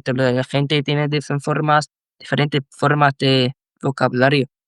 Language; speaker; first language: Spanish; non-native, learner; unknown